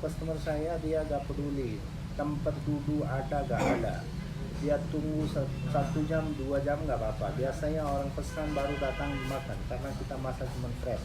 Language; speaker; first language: Indonesian; non-native, learner; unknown